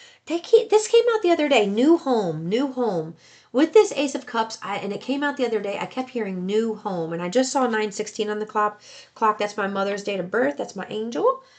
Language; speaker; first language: English; native; English